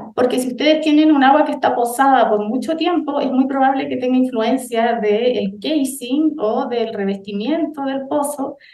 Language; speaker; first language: Spanish; native; Spanish